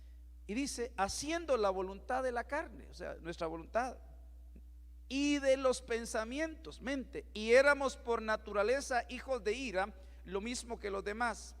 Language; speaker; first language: Spanish; native; Spanish